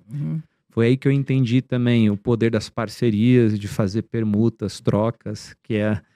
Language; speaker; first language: Portuguese; native; Portuguese